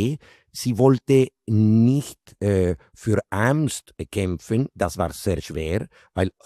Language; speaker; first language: German; non-native, fluent; Spanish